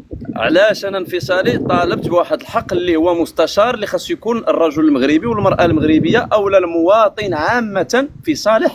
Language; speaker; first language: Arabic; native; Arabic